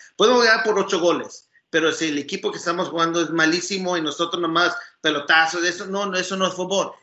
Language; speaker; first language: Spanish; early bilingual, other home language; English